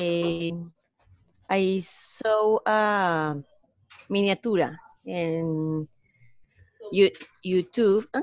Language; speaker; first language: English; non-native, learner; Spanish